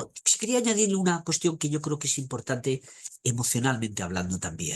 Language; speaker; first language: Spanish; native; Spanish